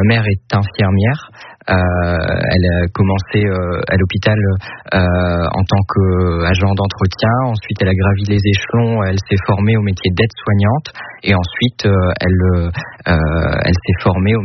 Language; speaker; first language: French; native; French